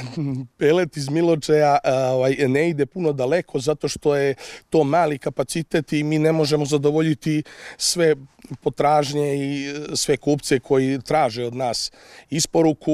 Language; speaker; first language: Serbian; native; Serbian